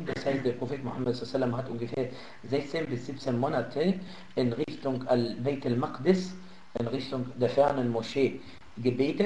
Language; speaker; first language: German; non-native, fluent; Arabic